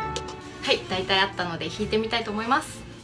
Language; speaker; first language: Japanese; native; Japanese